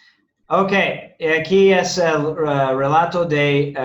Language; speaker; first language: Spanish; non-native, fluent; English